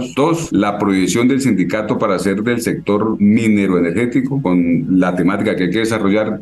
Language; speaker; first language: Spanish; native; Spanish